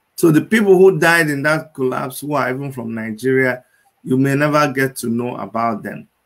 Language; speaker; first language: English; non-native, local second language; Igbo